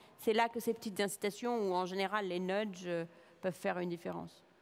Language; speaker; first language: French; native; French